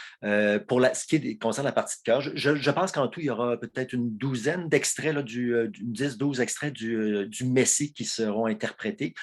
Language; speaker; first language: French; native; French